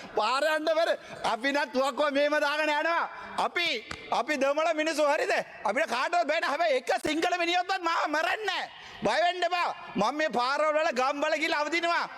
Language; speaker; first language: Sinhala; non-native, local second language; Tamil